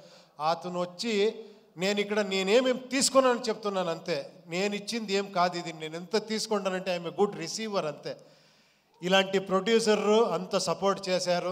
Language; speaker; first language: Telugu; non-native, local second language; Kannada